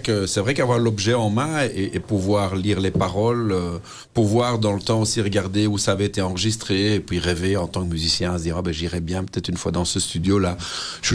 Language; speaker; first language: French; native; French